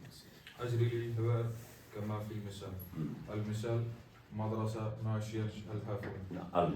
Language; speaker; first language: Arabic; non-native, learner; Kashmiri